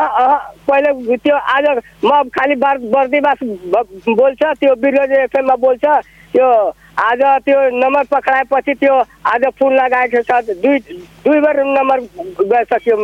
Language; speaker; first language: Nepali; non-native, local second language; Bhojpuri